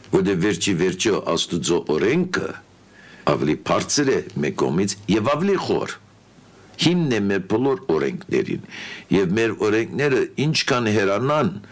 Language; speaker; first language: Armenian; early bilingual, heritage; Armenian